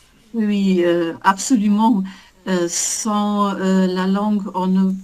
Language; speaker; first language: French; non-native, learner; German